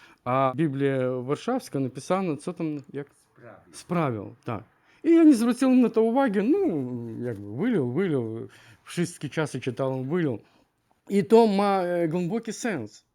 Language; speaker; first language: Ukrainian; non-native, learner; Russian